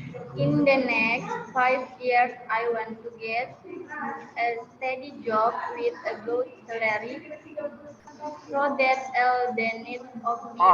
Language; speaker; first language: English; non-native, learner; Indonesian